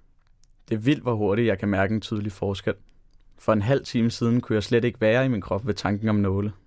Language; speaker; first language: Danish; native; Danish